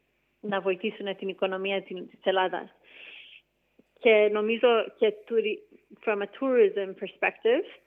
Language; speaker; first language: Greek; early bilingual, heritage; Greek